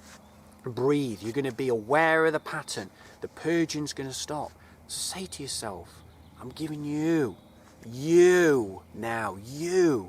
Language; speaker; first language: English; native; English